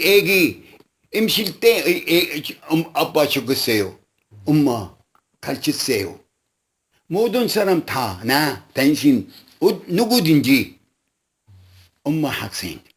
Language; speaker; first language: Korean; non-native, local second language; Arabic